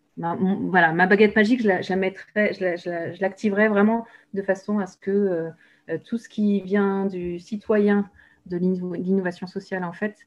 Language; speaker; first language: French; native; French